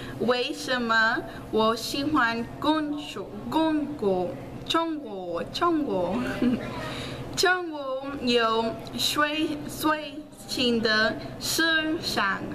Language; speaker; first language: Chinese; non-native, learner; Spanish